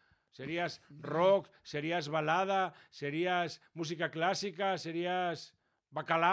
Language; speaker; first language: Spanish; native; Spanish